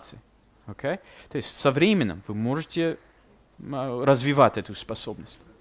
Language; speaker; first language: Russian; non-native, fluent; English